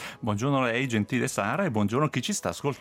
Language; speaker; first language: Italian; native; Italian